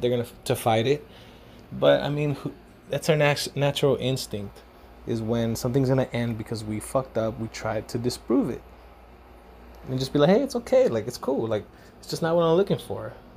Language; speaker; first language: English; early bilingual, other home language; Spanish